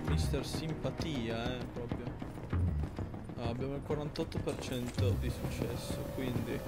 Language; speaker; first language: Italian; native; Italian